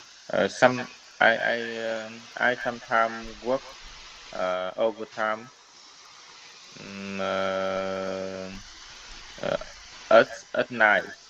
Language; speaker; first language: English; non-native, learner; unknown